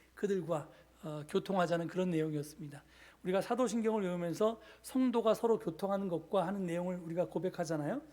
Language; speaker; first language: Korean; native; Korean